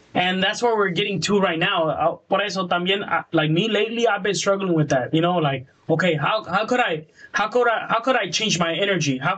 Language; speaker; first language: English; early bilingual, other home language; Spanish